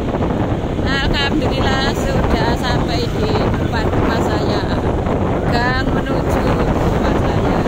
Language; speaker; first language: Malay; non-native, local second language; Javanese